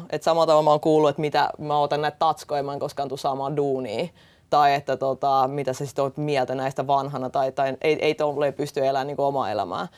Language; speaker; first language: Finnish; early bilingual, other home language; Russian